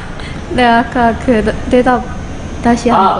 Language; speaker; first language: Korean; non-native, fluent; Indonesian